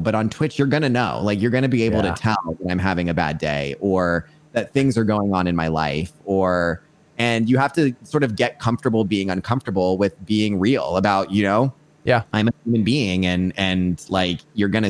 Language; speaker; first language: English; non-native, fluent; French